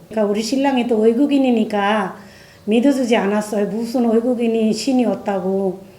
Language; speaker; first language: Korean; non-native, fluent; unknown